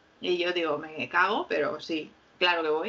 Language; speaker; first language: Spanish; native; Spanish